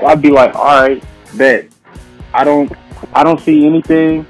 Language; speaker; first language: English; native; English